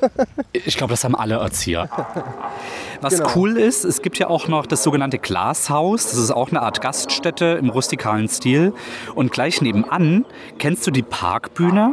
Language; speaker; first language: German; native; German